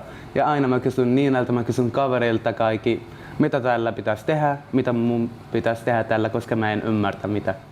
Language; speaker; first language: Finnish; non-native, learner; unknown